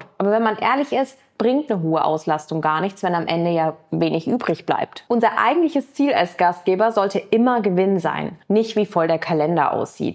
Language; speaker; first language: German; native; German